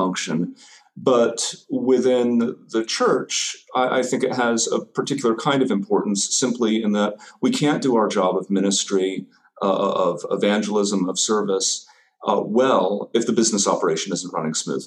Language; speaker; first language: English; native; English